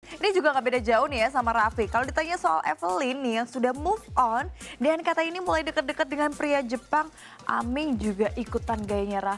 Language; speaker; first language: Indonesian; native; Indonesian